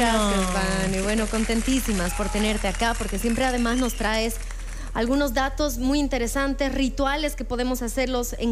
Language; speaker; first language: Spanish; native; Spanish